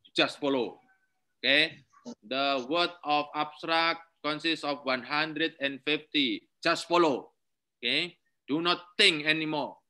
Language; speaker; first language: English; non-native, learner; Indonesian